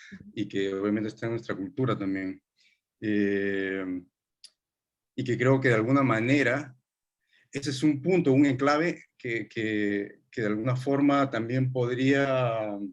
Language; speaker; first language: Spanish; native; Spanish